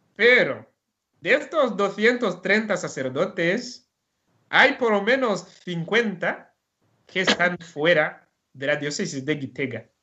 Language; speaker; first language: Spanish; non-native, fluent; Rundi